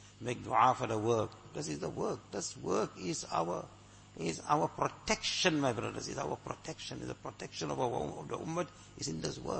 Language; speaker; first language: English; native; English